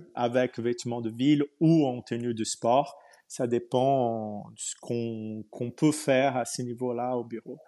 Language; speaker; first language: French; non-native, fluent; Portuguese